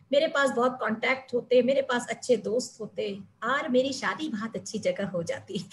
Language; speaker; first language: Hindi; non-native, local second language; Malayalam